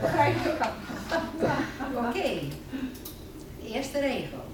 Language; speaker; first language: Dutch; non-native, fluent; Finnish